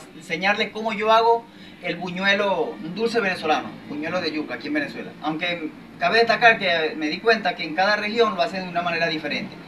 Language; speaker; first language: Spanish; native; Spanish